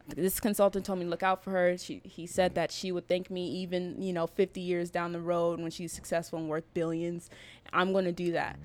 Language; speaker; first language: English; native; English